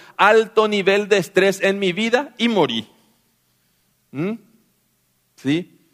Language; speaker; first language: Spanish; native; Spanish